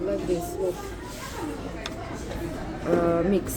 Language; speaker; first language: English; non-native, learner; Russian